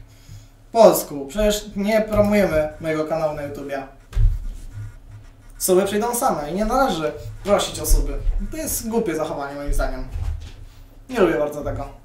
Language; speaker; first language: Polish; native; Polish